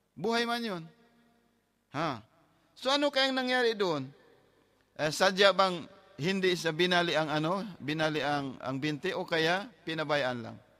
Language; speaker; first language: Filipino; non-native, local second language; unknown